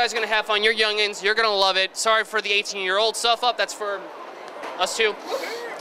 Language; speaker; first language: English; native; English